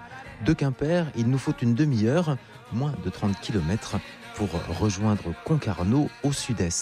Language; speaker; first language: French; native; French